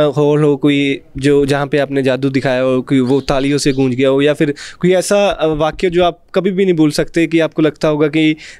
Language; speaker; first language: Hindi; native; Hindi